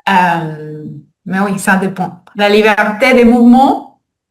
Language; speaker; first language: French; non-native, learner; Spanish